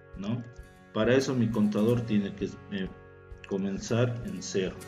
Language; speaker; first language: Spanish; native; Spanish